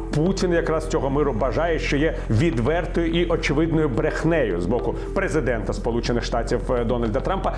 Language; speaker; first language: Ukrainian; native; Ukrainian